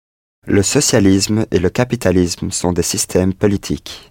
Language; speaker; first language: French; non-native, learner; English